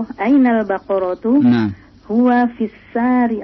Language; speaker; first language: Arabic; non-native, learner; Indonesian